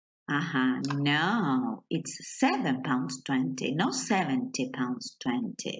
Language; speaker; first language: English; non-native, fluent; Spanish